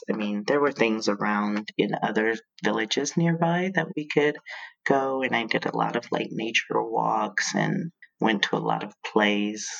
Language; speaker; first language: English; native; English